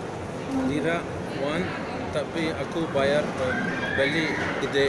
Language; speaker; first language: Indonesian; non-native, learner; Turkish